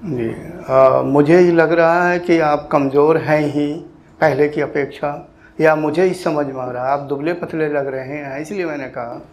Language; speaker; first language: Hindi; native; Hindi